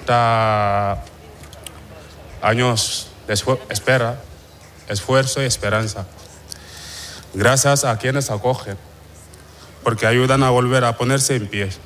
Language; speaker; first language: Spanish; non-native, fluent; Wolof